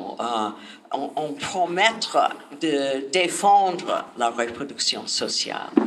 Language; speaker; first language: French; non-native, learner; English